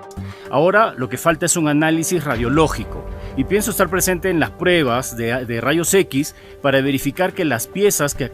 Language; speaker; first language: Spanish; native; Spanish